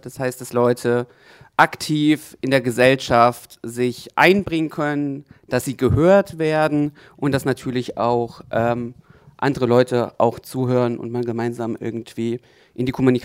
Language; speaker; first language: German; native; German